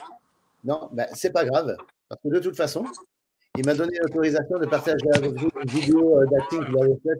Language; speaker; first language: French; native; French